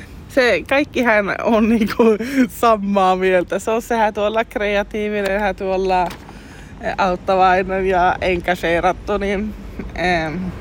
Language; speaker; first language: Finnish; early bilingual, heritage; Finnish